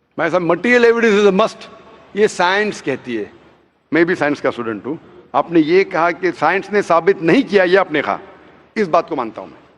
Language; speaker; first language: Hindi; non-native, local second language; Konkani